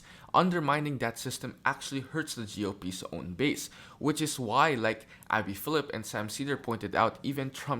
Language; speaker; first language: English; native; English